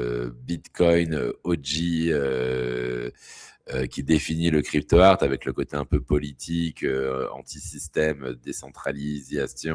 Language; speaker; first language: French; native; French